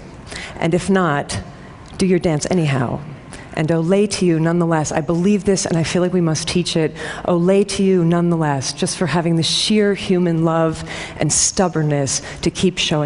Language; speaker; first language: English; native; English